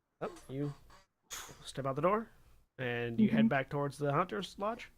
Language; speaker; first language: English; native; English